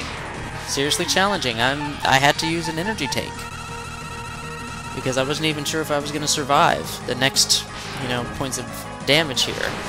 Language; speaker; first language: English; native; English